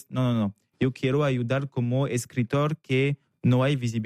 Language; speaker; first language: Spanish; non-native, learner; French